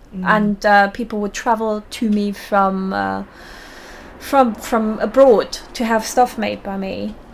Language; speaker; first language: English; non-native, fluent; German